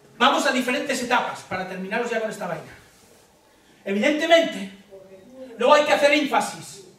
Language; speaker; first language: Spanish; native; Spanish